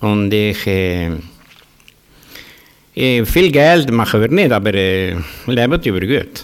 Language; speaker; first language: German; early bilingual, heritage; German